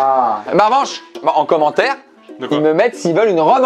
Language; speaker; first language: French; native; French